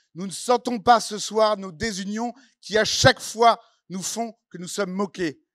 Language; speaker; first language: French; non-native, fluent; Ukrainian